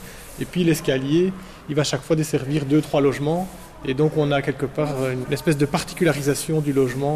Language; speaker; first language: French; native; French